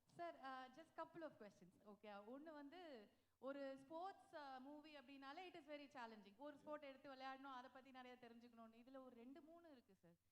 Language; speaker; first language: Tamil; native; Tamil